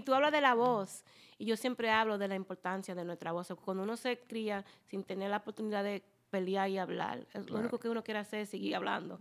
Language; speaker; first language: Spanish; early bilingual, heritage; Spanish